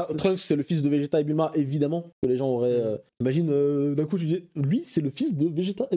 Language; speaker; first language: French; native; French